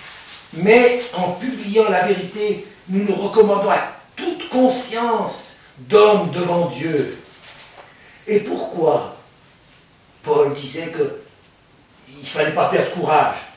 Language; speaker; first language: French; native; French